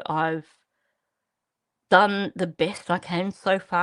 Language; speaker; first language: English; native; English